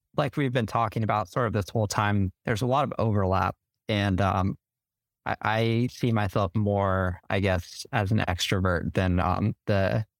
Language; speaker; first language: English; native; English